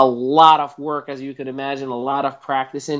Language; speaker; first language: English; non-native, fluent; Arabic